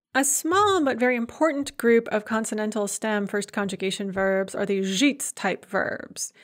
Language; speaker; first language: English; native; English